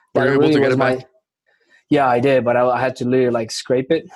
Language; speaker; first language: English; non-native, fluent; Spanish